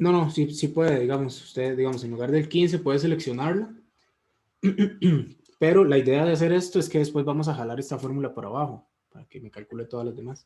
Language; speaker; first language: Spanish; native; Spanish